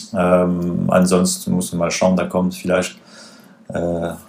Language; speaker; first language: German; non-native, fluent; French